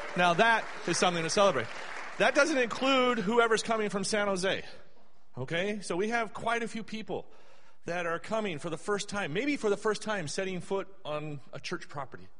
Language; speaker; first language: English; native; English